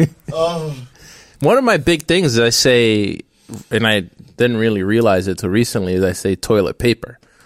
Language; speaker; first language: English; native; English